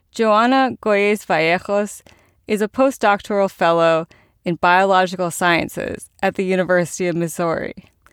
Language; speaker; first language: English; native; English